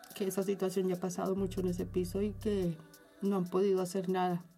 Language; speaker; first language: Spanish; native; Spanish